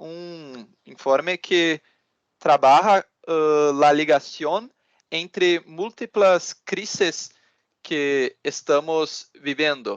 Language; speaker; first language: Portuguese; non-native, learner; Spanish